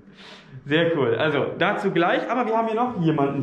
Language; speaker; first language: German; native; German